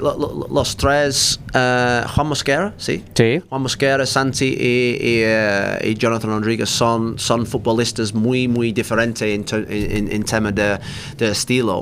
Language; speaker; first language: Spanish; non-native, learner; English